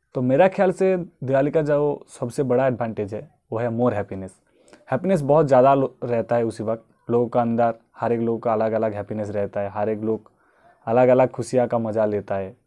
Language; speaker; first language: Hindi; non-native, local second language; Bangla